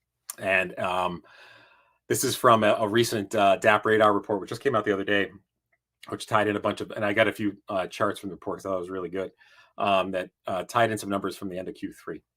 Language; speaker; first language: English; native; English